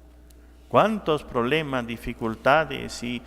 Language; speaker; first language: Spanish; native; Spanish